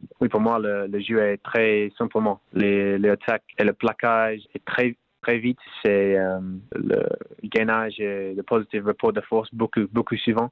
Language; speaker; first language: French; non-native, learner; English